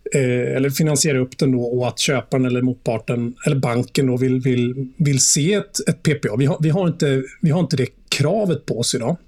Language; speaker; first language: Swedish; native; Swedish